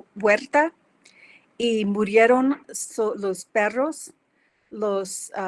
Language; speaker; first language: Spanish; non-native, learner; English